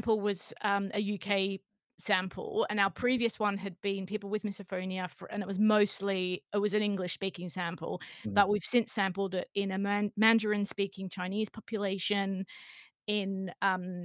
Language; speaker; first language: English; native; English